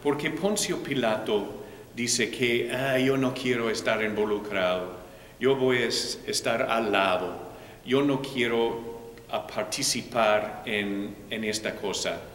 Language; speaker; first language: Spanish; non-native, fluent; English